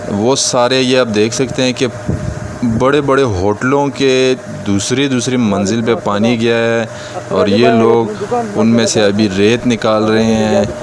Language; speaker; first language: Urdu; non-native, local second language; Pashto